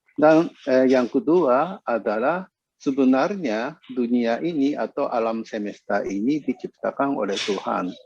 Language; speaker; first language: Indonesian; non-native, fluent; Japanese